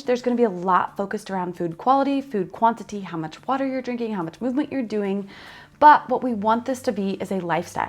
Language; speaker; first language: English; native; English